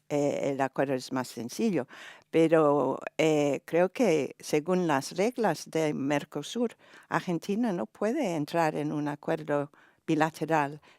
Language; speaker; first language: Spanish; non-native, fluent; English